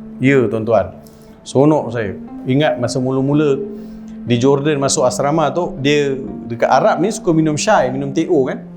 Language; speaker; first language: Malay; non-native, local second language; Tamil